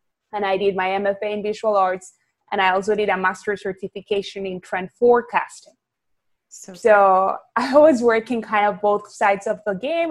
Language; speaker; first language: English; non-native, fluent; Spanish